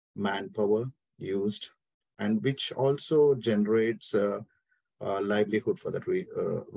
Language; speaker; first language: English; non-native, local second language; Telugu